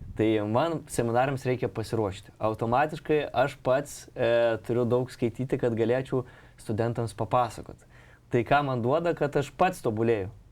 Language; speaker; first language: Lithuanian; non-native, local second language; Polish